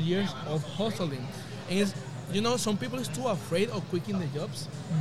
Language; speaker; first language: English; non-native, fluent; Spanish